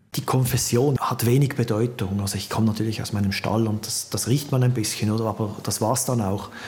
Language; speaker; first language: German; native; German